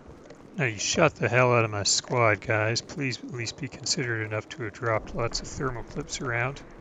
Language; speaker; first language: English; native; English